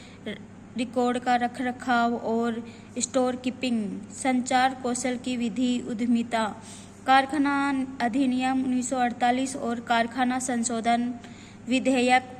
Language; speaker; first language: Hindi; native; Hindi